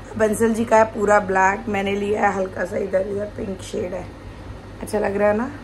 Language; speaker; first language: Hindi; native; Hindi